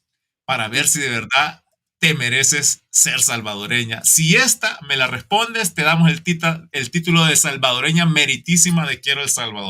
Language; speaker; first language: Spanish; native; Spanish